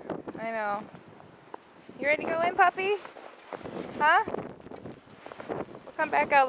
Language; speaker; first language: English; native; English